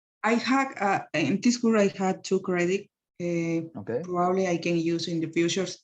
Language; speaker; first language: English; non-native, learner; Spanish